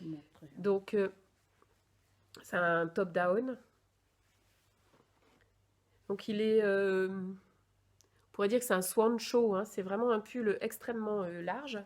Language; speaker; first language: French; native; French